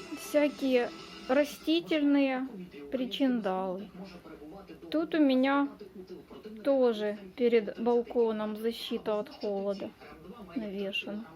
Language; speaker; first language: Russian; native; Russian